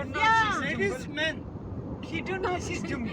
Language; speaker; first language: English; non-native, learner; Hiligaynon